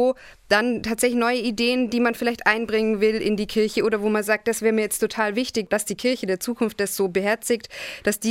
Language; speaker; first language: German; native; German